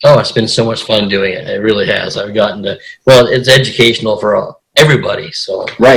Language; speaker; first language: English; native; English